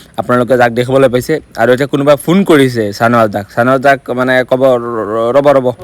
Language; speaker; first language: Assamese; non-native, local second language; Bangla